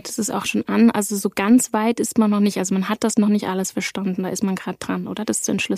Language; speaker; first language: German; native; German